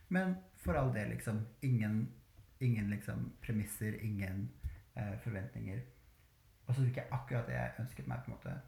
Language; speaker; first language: Norwegian; early bilingual, other home language; Albanian